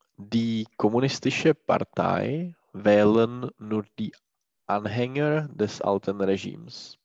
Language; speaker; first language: German; non-native, learner; Czech